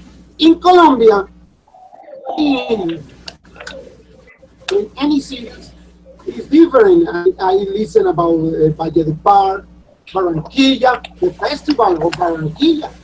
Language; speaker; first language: English; non-native, learner; Spanish